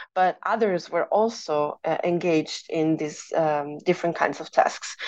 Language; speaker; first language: English; non-native, fluent; Italian